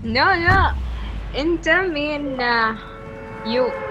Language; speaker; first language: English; non-native, learner; Arabic